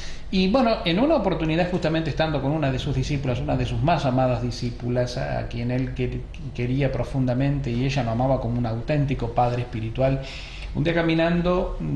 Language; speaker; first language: Spanish; native; Spanish